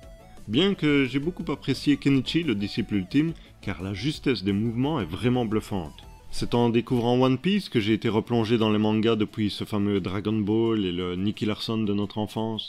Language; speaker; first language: French; native; French